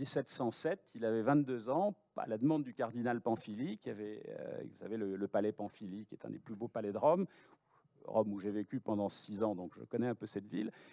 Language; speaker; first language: French; native; French